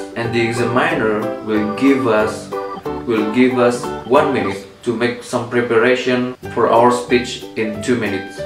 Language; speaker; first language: English; non-native, learner; Javanese